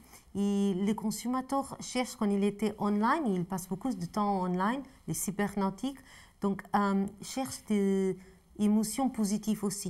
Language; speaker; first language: French; non-native, fluent; Portuguese